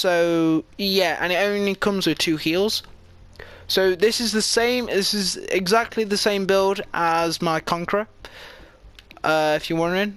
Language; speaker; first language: English; native; English